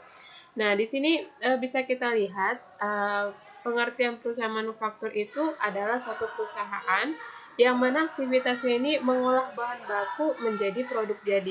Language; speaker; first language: Indonesian; native; Indonesian